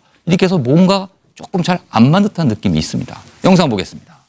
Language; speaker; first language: Korean; native; Korean